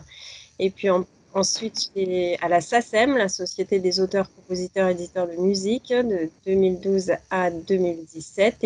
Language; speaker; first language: French; native; French